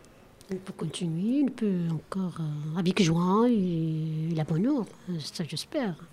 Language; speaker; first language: French; non-native, learner; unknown